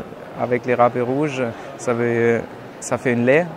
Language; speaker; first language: French; non-native, fluent; German